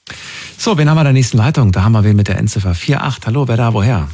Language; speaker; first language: German; native; German